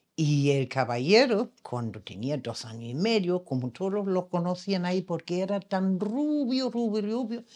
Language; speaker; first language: Spanish; non-native, fluent; German